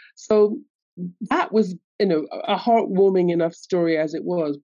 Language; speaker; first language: English; native; English